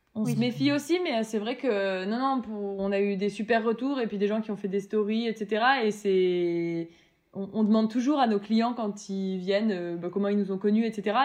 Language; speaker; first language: French; native; French